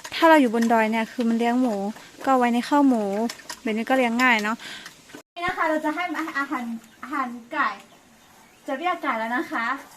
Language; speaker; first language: Thai; non-native, local second language; S'gaw Karen